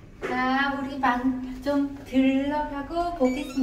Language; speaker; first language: Korean; non-native, learner; Vietnamese